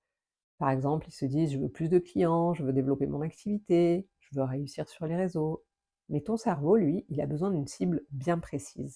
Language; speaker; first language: French; native; French